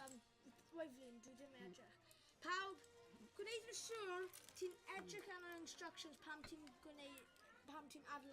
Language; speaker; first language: Welsh; non-native, local second language; English